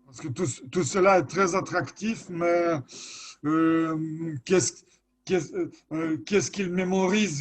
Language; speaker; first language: French; non-native, fluent; Lithuanian